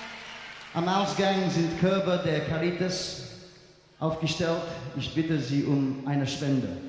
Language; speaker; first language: German; non-native, learner; English